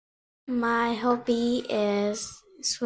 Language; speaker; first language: English; non-native, learner; Vietnamese